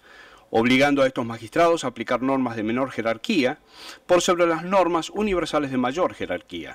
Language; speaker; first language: Spanish; native; Spanish